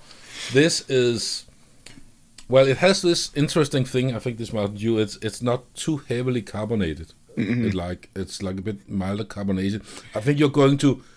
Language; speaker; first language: English; non-native, fluent; Danish